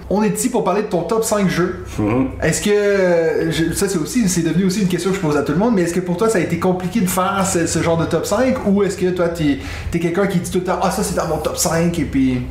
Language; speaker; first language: French; native; French